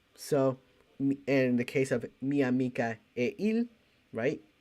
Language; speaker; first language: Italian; non-native, learner; English